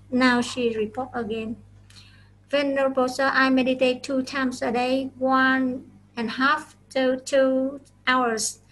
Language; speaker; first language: English; non-native, fluent; Vietnamese